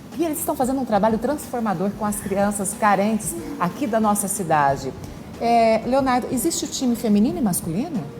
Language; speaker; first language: Portuguese; native; Portuguese